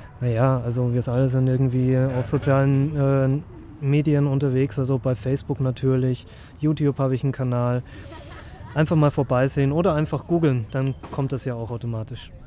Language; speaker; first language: German; native; German